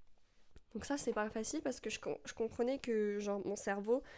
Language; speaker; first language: French; native; French